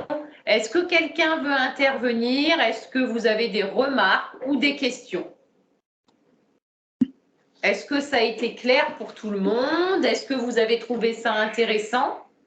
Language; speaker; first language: French; native; French